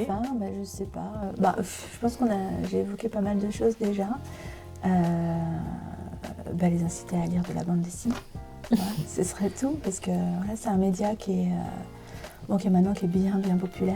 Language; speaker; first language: French; native; French